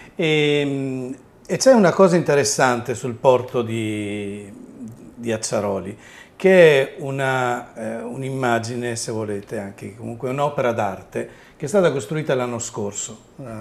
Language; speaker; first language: Italian; native; Italian